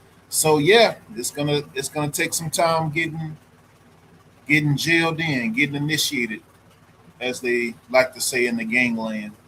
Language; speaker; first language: English; native; English